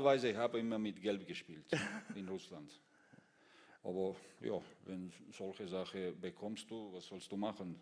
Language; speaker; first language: German; non-native, fluent; Russian